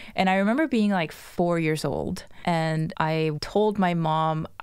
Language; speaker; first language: English; non-native, local second language; Morisyen